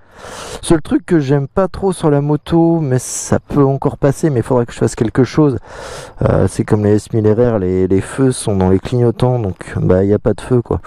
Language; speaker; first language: French; native; French